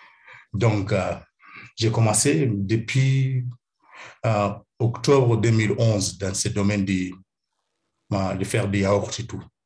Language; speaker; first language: French; non-native, fluent; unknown